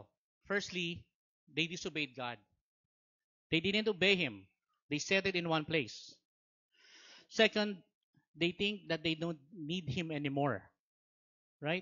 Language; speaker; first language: English; non-native, local second language; Filipino